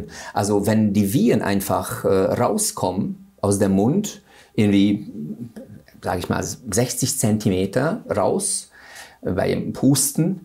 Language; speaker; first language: German; non-native, fluent; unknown